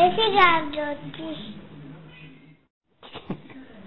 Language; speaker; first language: Spanish; native; Spanish